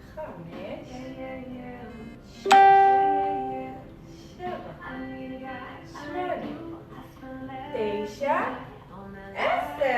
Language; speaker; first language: Hebrew; native; Hebrew